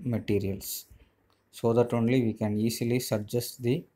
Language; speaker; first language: English; non-native, local second language; Tamil